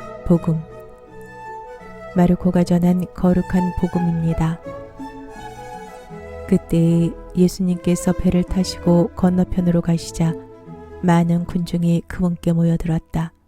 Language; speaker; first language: Korean; native; Korean